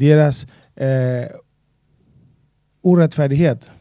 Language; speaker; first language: Swedish; non-native, fluent; Spanish